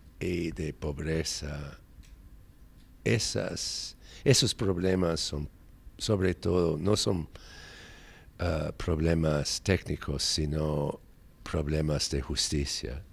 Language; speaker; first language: Spanish; non-native, fluent; English